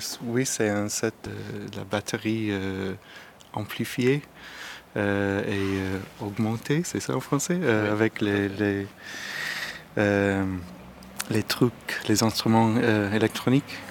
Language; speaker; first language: French; non-native, learner; Arabic